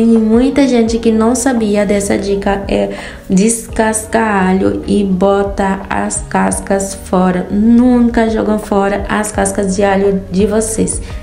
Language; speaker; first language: Portuguese; non-native, fluent; Haitian Creole